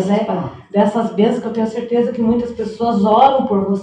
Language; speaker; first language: Portuguese; native; Portuguese